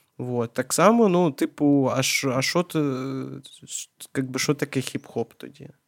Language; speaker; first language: Ukrainian; non-native, local second language; Russian